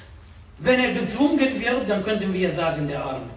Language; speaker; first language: German; non-native, fluent; Arabic